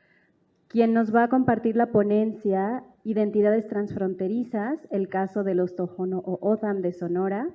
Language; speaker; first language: Spanish; native; Spanish